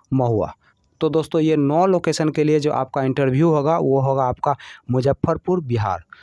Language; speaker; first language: Hindi; native; Hindi